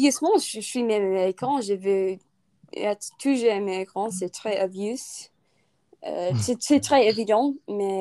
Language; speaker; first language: French; non-native, learner; English